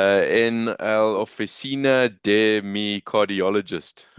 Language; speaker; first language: Spanish; non-native, learner; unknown